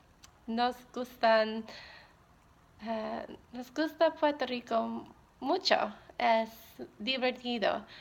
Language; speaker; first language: Spanish; non-native, learner; English